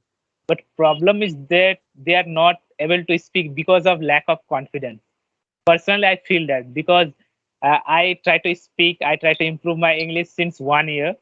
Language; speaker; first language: English; non-native, learner; Bangla